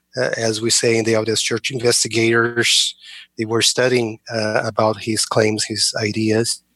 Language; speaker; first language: English; non-native, fluent; Portuguese